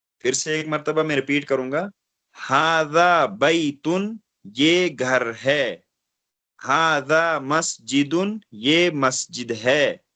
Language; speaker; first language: Urdu; non-native, local second language; Kashmiri